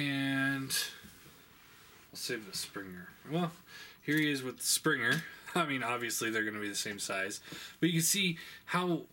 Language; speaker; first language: English; native; English